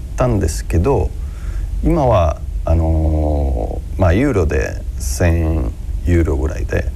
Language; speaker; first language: Japanese; non-native, fluent; Spanish